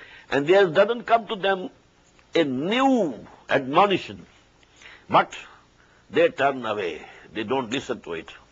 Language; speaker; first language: English; non-native, local second language; Urdu